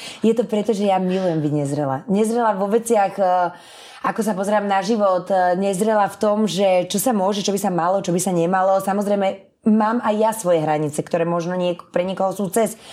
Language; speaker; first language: Slovak; early bilingual, other home language; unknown